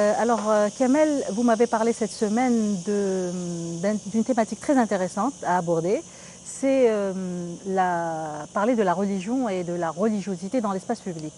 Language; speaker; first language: French; non-native, local second language; Arabic